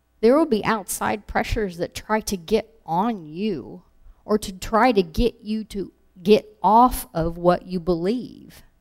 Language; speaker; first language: English; native; English